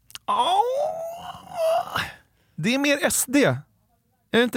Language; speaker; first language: Swedish; native; Swedish